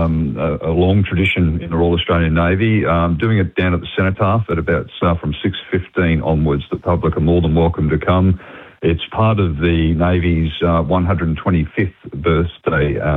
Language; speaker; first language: English; native; English